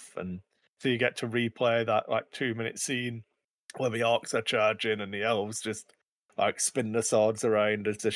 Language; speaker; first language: English; native; English